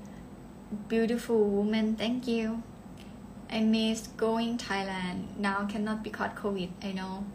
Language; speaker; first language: English; non-native, learner; Thai